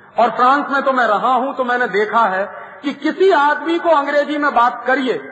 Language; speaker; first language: Hindi; native; Hindi